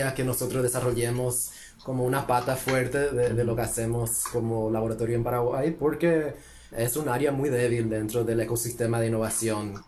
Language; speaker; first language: Spanish; early bilingual, heritage; Spanish